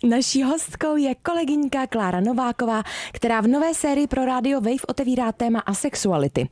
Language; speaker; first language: Czech; native; Czech